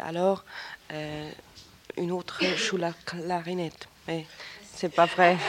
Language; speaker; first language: French; non-native, local second language; German